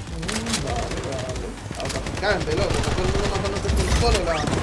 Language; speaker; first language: Spanish; native; Spanish